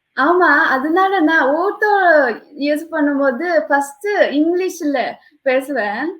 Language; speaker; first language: Tamil; non-native, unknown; Japanese